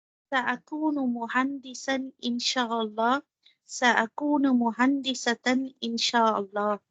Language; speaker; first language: Arabic; non-native, learner; Tamil